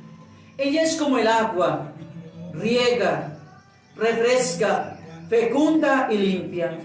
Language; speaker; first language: Spanish; native; Spanish